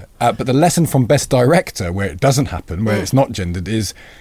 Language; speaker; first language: English; native; English